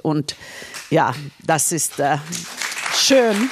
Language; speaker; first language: German; non-native, fluent; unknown